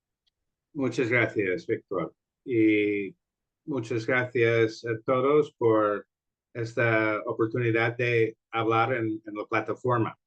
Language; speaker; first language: Spanish; non-native, fluent; English